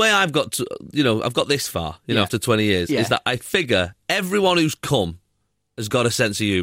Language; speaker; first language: English; native; English